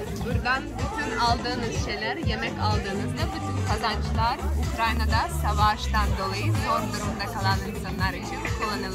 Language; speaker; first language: Turkish; non-native, fluent; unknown